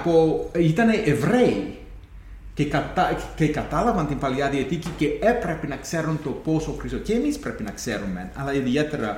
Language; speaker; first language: Greek; non-native, fluent; English